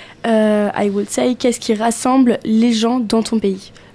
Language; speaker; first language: French; native; French